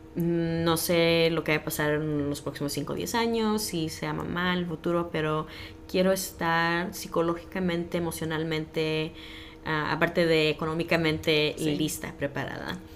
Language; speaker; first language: Spanish; early bilingual, heritage; Spanish